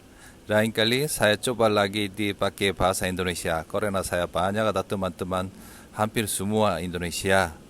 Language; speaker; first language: Indonesian; non-native, learner; Korean